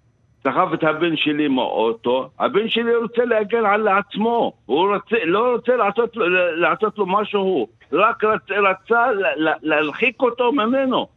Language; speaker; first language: Hebrew; non-native, local second language; Arabic